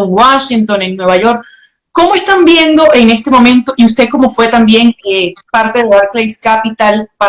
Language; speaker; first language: Spanish; native; Spanish